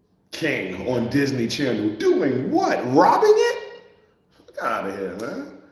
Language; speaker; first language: English; native; English